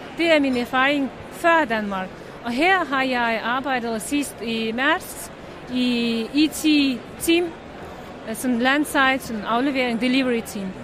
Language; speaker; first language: Danish; non-native, fluent; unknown